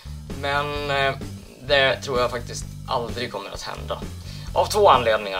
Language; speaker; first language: Swedish; native; Swedish